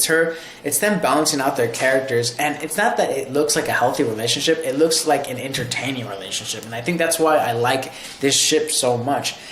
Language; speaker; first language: English; native; English